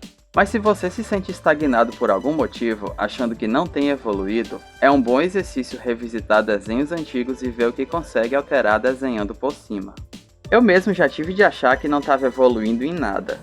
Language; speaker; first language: Portuguese; native; Portuguese